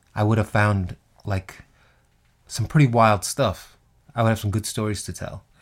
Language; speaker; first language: English; native; English